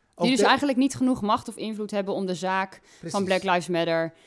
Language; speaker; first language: Dutch; native; Dutch